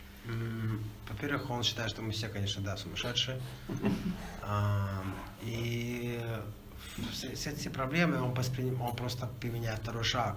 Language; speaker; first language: Russian; native; Russian